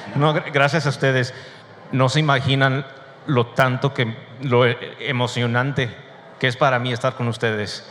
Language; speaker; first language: Spanish; early bilingual, heritage; Spanish